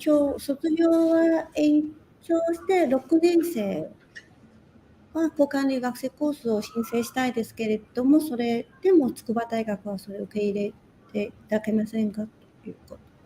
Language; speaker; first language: Japanese; non-native, local second language; Chinese